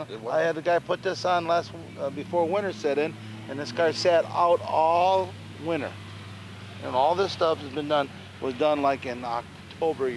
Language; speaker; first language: English; native; English